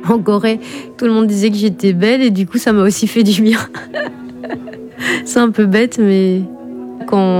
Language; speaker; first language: French; native; French